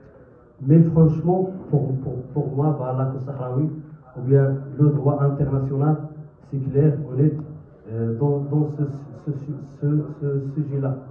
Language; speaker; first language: French; non-native, learner; Arabic